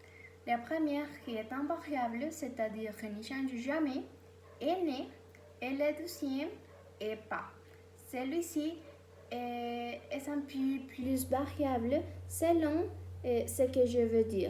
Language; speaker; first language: French; non-native, learner; Spanish